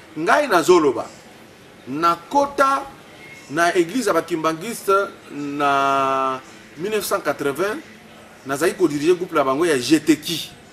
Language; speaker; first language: Lingala; non-native, local second language; Swahili